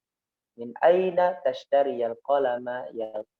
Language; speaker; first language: Arabic; non-native, fluent; Indonesian